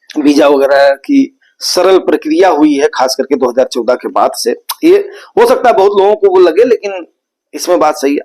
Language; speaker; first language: Hindi; native; Hindi